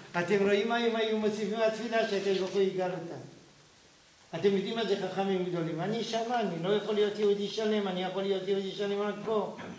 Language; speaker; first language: Hebrew; non-native, fluent; French